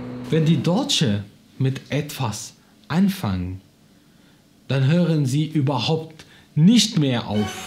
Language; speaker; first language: German; non-native, fluent; Arabic